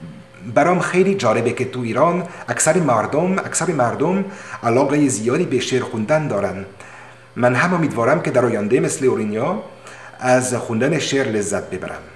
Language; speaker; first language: Persian; non-native, learner; French